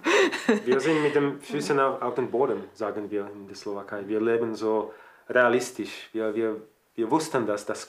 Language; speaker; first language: German; non-native, fluent; Slovak